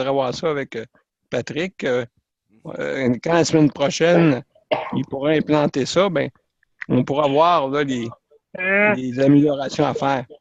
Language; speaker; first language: French; native; French